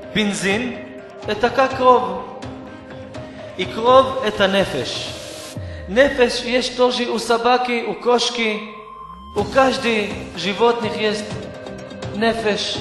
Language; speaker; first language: Russian; non-native, fluent; Hebrew